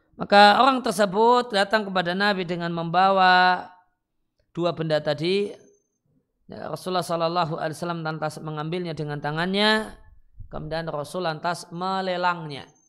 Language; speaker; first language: Indonesian; native; Indonesian